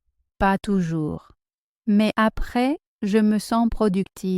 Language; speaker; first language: French; native; French